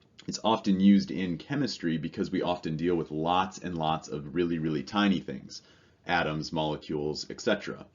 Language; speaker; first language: English; native; English